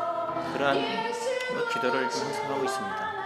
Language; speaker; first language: Korean; native; Korean